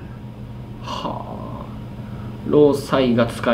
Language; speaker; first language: Japanese; native; Japanese